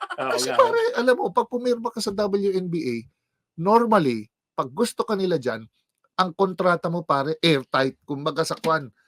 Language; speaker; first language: Filipino; native; Filipino